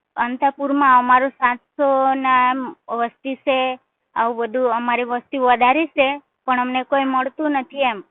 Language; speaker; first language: Gujarati; non-native, local second language; Bhili